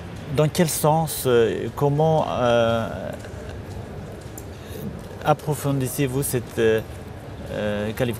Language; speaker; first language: French; non-native, fluent; Kurdish